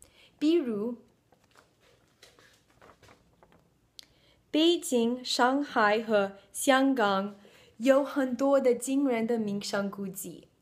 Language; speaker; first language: Chinese; non-native, learner; English